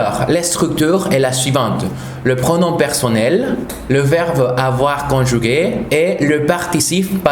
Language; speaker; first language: French; non-native, fluent; Spanish